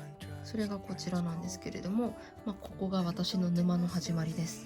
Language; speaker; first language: Japanese; native; Japanese